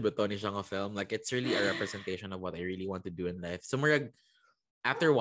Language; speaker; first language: English; non-native, local second language; Cebuano